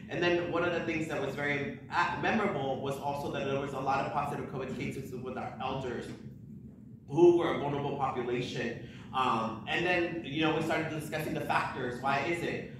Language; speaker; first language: English; early bilingual, other home language; Spanish